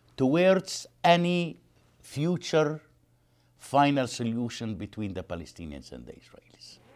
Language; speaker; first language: English; non-native, fluent; Arabic